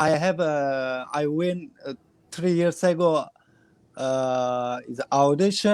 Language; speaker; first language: English; non-native, learner; Kurdish